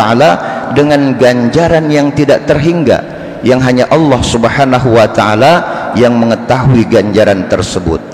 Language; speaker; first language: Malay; non-native, local second language; Banjar